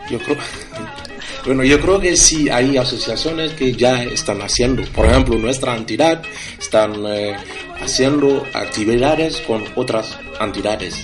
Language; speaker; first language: Spanish; non-native, fluent; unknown